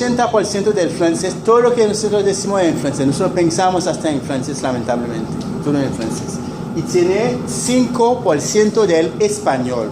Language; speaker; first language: Spanish; non-native, fluent; Haitian Creole